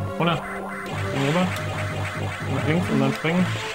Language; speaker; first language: German; native; German